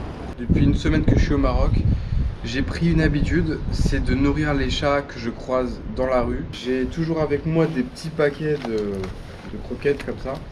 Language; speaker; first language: French; native; French